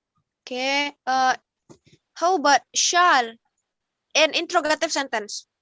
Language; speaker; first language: English; non-native, learner; Indonesian